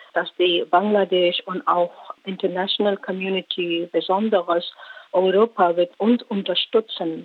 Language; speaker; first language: German; non-native, learner; Rohingya